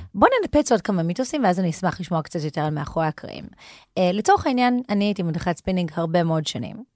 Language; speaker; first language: Hebrew; native; Hebrew